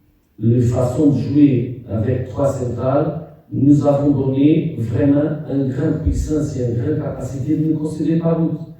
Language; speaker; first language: French; non-native, fluent; Portuguese